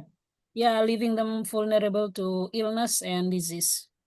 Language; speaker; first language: English; non-native, learner; Indonesian